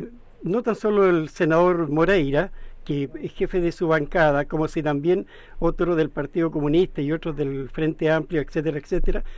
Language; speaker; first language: Spanish; native; Spanish